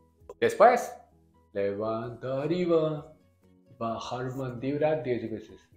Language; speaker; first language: Spanish; non-native, learner; Japanese